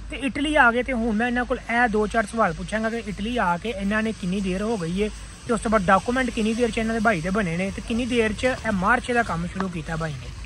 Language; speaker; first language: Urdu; non-native, local second language; Punjabi